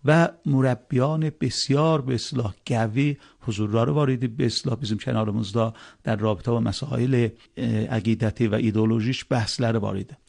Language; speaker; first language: Persian; non-native, local second language; Azerbaijani